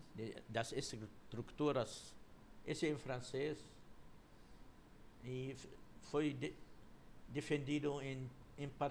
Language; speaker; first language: Portuguese; non-native, fluent; Arabic